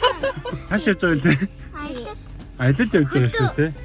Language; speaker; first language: Mongolian; native; Mongolian